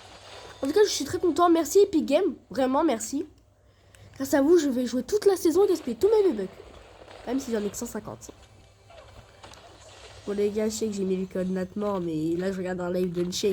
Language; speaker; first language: French; native; French